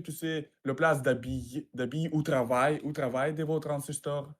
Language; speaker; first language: French; non-native, learner; Russian